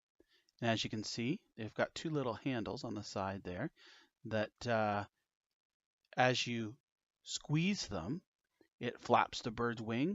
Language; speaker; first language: English; native; English